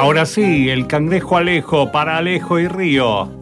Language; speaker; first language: Spanish; native; Spanish